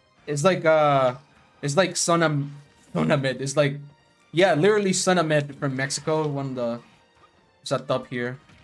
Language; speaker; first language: English; non-native, fluent; Spanish